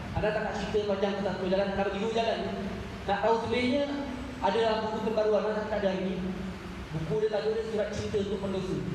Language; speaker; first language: Malay; native; Malay